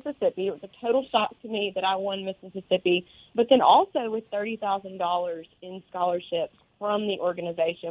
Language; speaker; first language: English; native; English